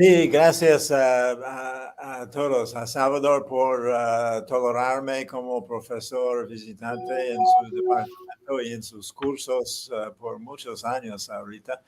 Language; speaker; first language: Spanish; non-native, fluent; English